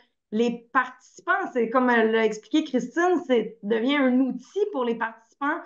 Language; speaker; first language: French; native; French